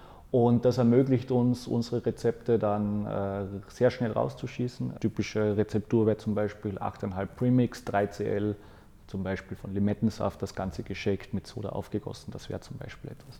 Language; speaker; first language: German; native; German